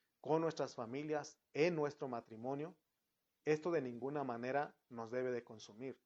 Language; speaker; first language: Spanish; native; Spanish